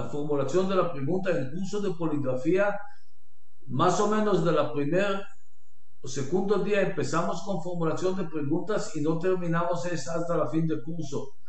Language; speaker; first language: Spanish; non-native, learner; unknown